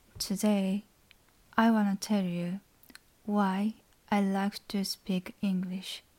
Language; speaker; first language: English; non-native, learner; Japanese